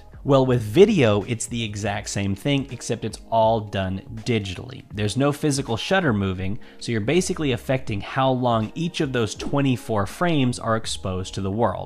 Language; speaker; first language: English; native; English